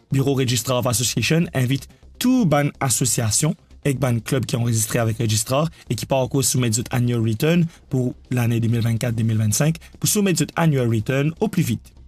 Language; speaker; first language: French; non-native, local second language; Morisyen